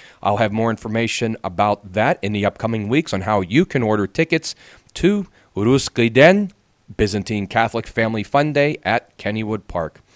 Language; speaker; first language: English; native; English